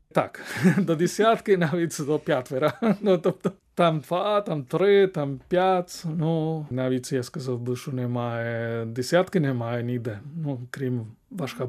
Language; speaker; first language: Ukrainian; non-native, fluent; Spanish